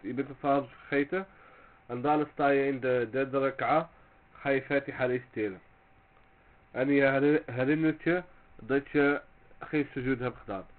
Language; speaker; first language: Dutch; early bilingual, other home language; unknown